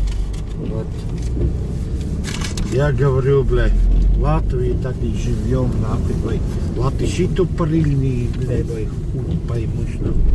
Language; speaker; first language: Russian; native; Russian